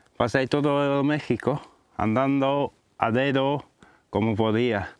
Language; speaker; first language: Spanish; non-native, fluent; Latvian